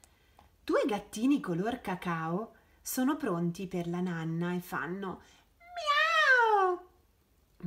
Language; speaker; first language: Italian; native; Italian